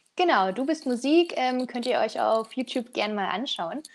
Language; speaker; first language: German; native; German